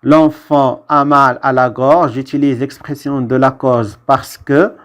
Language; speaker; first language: French; non-native, local second language; Arabic